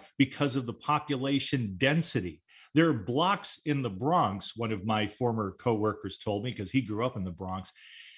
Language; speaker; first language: English; native; English